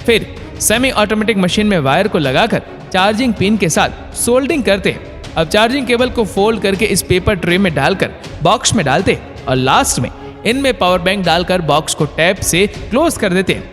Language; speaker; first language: Hindi; native; Hindi